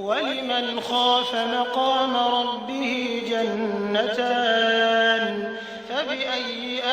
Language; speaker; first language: Arabic; native; Arabic